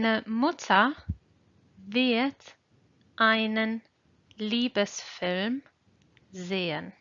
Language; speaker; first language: German; non-native, fluent; English